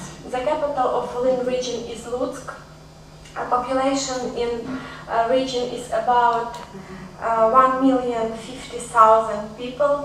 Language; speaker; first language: English; non-native, learner; Ukrainian